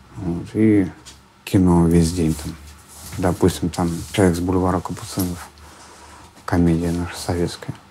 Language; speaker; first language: Russian; native; Russian